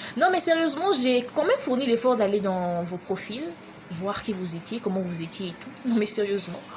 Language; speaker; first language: French; non-native, local second language; Lingala